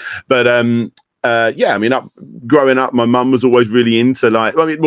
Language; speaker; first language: English; native; English